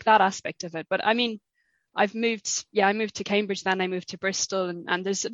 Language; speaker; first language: English; native; English